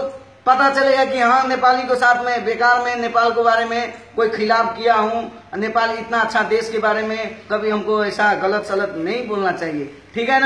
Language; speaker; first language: Hindi; non-native, local second language; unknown